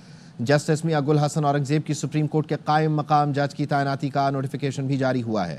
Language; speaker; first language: Urdu; native; Urdu